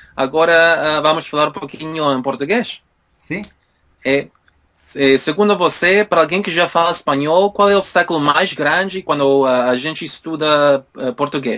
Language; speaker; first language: Portuguese; non-native, learner; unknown